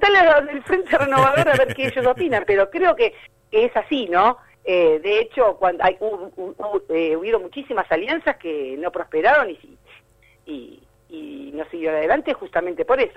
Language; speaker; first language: Spanish; native; Spanish